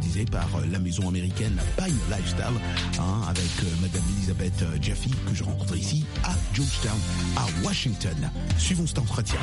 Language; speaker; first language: French; non-native, local second language; Lingala